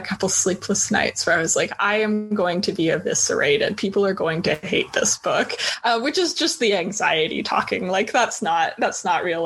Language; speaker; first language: English; native; English